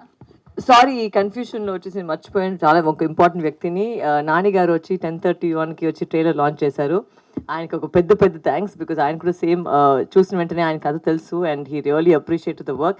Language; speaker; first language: Telugu; non-native, local second language; Tamil